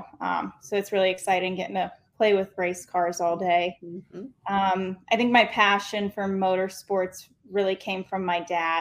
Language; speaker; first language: English; native; English